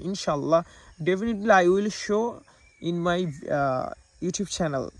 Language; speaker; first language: English; non-native, learner; Bangla